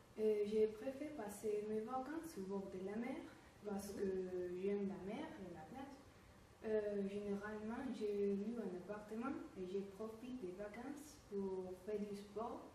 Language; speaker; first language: French; non-native, learner; Spanish